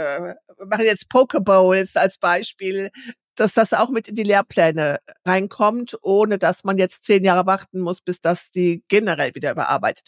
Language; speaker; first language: German; native; German